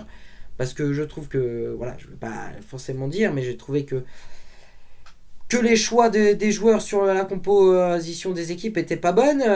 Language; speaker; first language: French; native; French